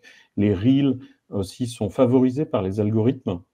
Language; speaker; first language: French; native; French